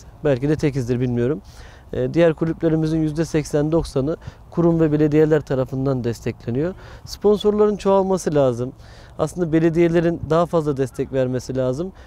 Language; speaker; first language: Turkish; native; Turkish